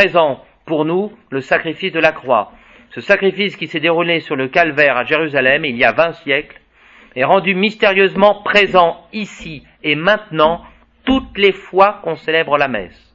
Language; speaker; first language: French; native; French